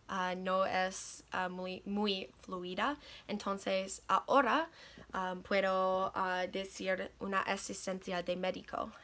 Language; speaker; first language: Spanish; non-native, learner; English